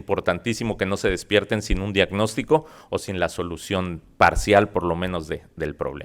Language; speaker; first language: Spanish; native; Spanish